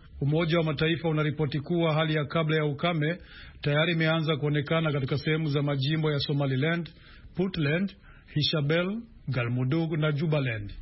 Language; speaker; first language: Swahili; non-native, local second language; Rundi